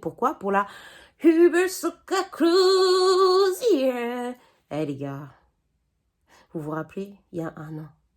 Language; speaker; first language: French; native; French